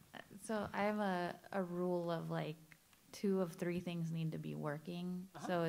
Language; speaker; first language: English; native; English